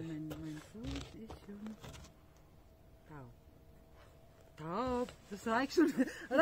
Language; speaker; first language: German; non-native, learner; Filipino